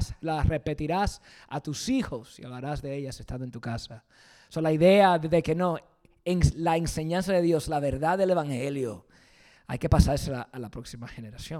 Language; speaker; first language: Spanish; early bilingual, heritage; Spanish